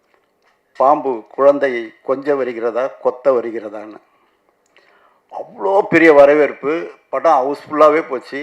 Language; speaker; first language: Tamil; native; Tamil